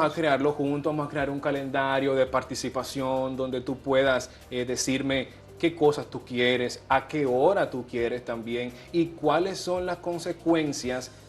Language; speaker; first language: Spanish; native; Spanish